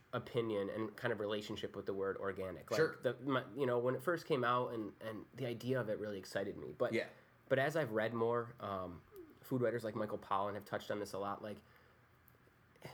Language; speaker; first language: English; native; English